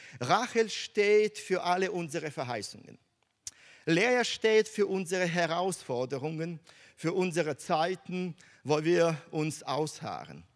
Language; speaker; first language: German; non-native, fluent; Russian